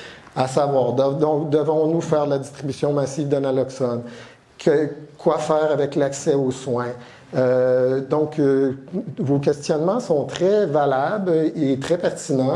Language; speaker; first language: French; native; French